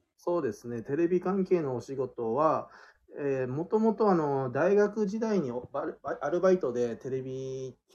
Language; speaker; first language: Japanese; native; Japanese